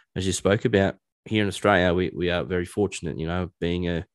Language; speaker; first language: English; native; English